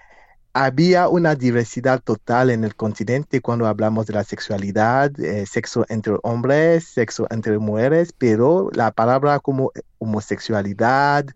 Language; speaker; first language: Spanish; non-native, fluent; English